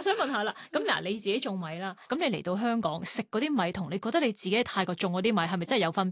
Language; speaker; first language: Cantonese; native; Cantonese